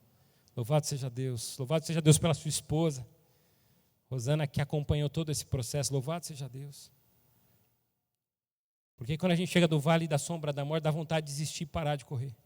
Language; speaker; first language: Portuguese; native; Portuguese